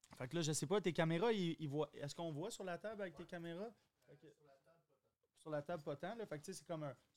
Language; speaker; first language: French; early bilingual, other home language; English